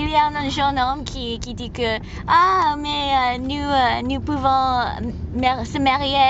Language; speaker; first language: French; non-native, learner; English